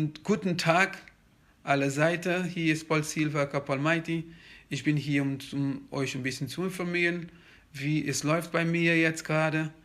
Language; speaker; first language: German; non-native, fluent; Kabuverdianu